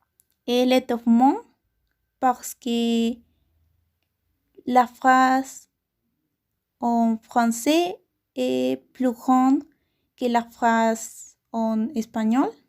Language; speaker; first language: French; non-native, learner; Spanish